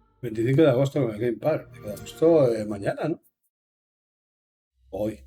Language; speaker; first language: Spanish; native; Spanish